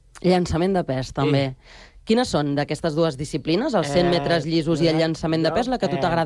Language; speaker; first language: Catalan; native; Catalan